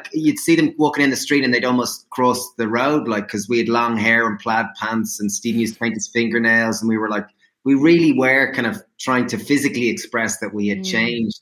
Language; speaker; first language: English; native; English